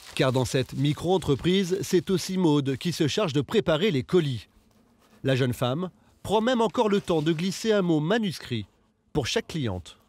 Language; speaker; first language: French; native; French